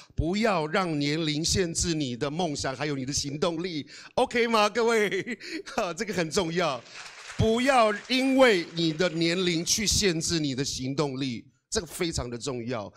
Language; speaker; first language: Chinese; non-native, local second language; Amis